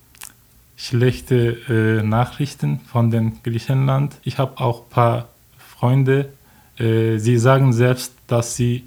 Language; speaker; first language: German; non-native, learner; Turkish